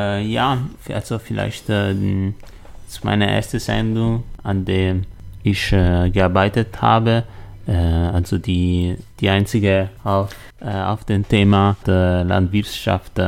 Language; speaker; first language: German; non-native, learner; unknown